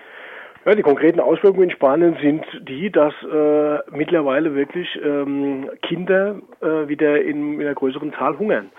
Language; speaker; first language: German; native; German